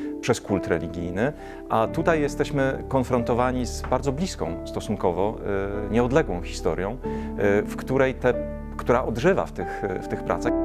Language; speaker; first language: Polish; native; Polish